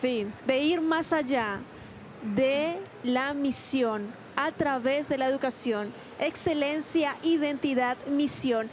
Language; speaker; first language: Spanish; native; Spanish